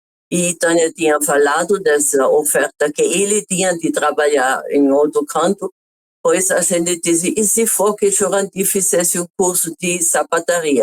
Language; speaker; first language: Portuguese; non-native, fluent; German